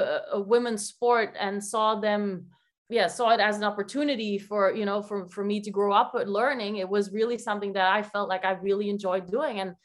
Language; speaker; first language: English; non-native, fluent; Dutch